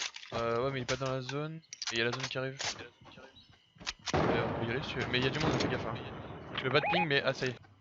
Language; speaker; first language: French; native; French